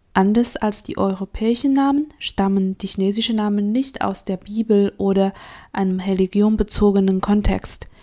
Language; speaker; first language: German; non-native, fluent; Chinese